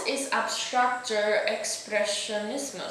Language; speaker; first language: German; non-native, learner; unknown